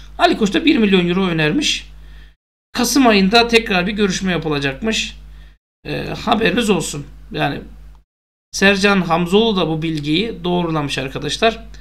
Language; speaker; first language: Turkish; native; Turkish